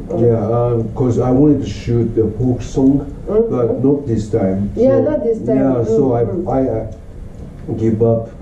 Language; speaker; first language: English; non-native, learner; Japanese